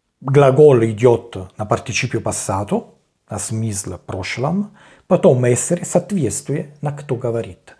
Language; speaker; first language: Russian; non-native, learner; Italian